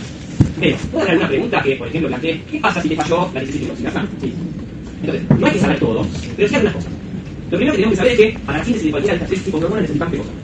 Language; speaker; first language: Spanish; native; Spanish